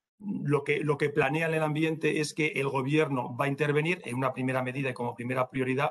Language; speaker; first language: Spanish; native; Spanish